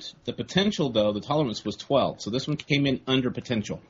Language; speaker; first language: English; native; English